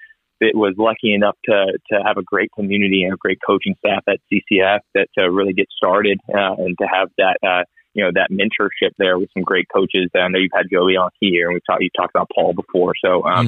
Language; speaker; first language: English; native; English